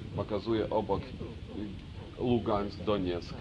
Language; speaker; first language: Polish; non-native, fluent; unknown